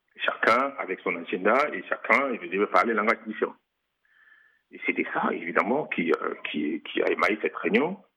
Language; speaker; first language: French; non-native, local second language; Lingala